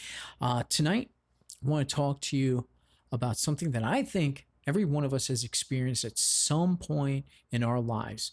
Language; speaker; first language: English; native; English